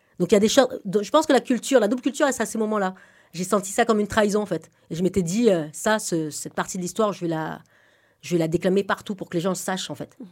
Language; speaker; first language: French; native; French